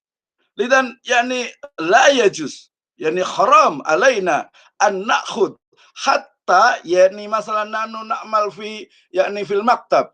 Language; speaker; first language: Arabic; non-native, fluent; Indonesian